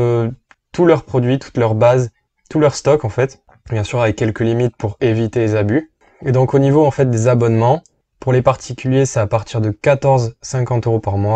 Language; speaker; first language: French; native; French